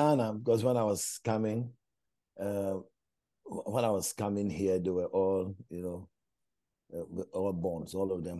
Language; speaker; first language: English; non-native, local second language; Akan